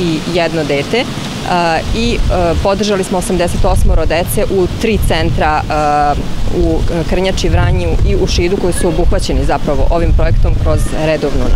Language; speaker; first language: Serbian; native; Serbian